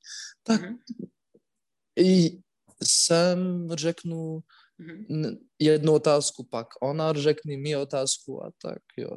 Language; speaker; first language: Czech; non-native, learner; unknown